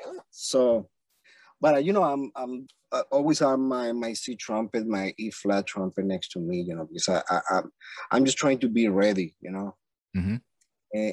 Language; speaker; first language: English; non-native, fluent; Spanish